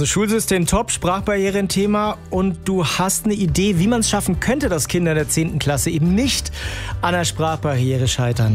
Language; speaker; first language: German; native; German